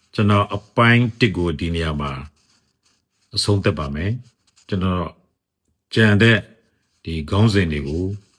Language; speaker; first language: Burmese; non-native, local second language; Rohingya